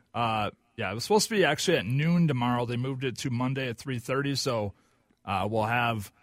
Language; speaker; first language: English; native; English